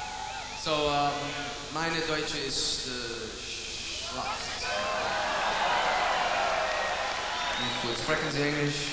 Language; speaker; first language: German; non-native, learner; English